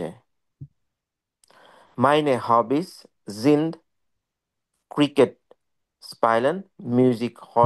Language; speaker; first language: German; non-native, learner; Bangla